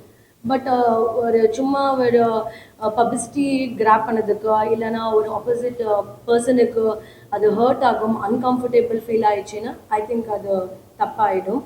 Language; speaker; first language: Tamil; non-native, fluent; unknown